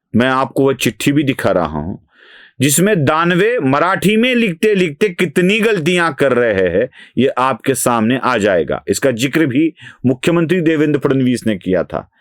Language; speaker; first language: Hindi; non-native, local second language; Marathi